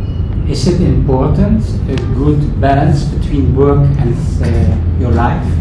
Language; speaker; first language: English; non-native, fluent; Dutch